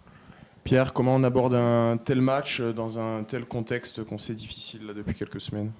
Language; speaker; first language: French; native; French